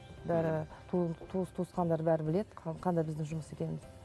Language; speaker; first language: Kazakh; non-native, local second language; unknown